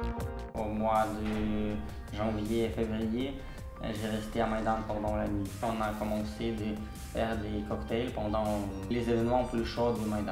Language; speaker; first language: French; non-native, learner; Ukrainian